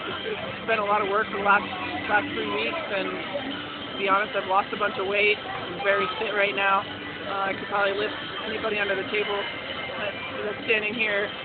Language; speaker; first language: English; native; English